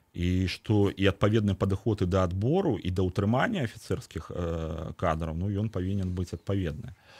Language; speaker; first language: Belarusian; native; Belarusian